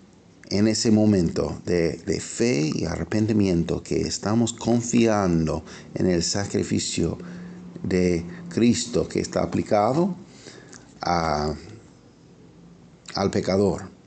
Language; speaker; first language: Spanish; non-native, fluent; English